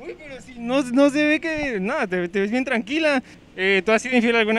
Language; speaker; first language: Spanish; native; Spanish